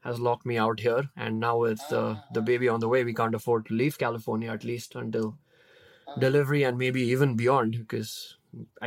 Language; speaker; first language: English; non-native, local second language; Hindi